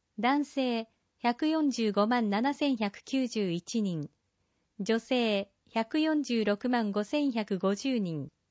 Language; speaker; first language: Japanese; native; Japanese